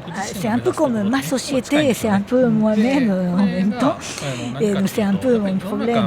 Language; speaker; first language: French; non-native, fluent; Japanese